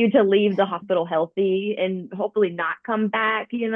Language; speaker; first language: English; native; English